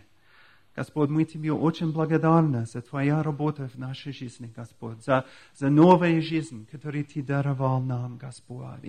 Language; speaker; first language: Russian; non-native, fluent; English